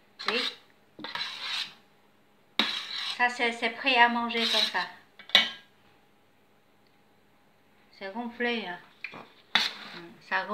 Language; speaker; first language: French; non-native, fluent; Vietnamese